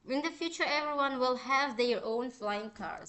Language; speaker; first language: English; non-native, fluent; Uzbek